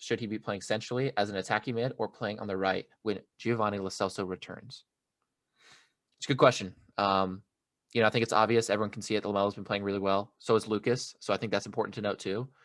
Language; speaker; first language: English; native; English